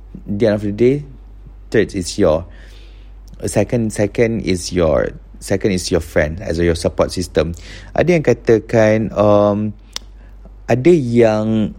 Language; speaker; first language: English; non-native, local second language; Malay